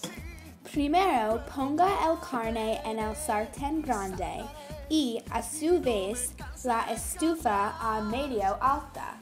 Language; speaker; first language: Spanish; non-native, learner; English